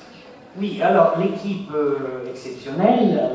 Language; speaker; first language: French; non-native, fluent; Italian